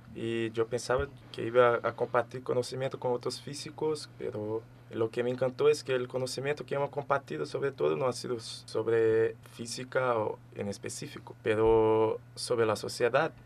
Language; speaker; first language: Spanish; non-native, fluent; Portuguese